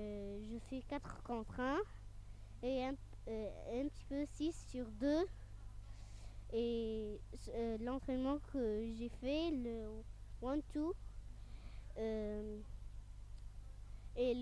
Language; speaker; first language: French; non-native, fluent; Arabic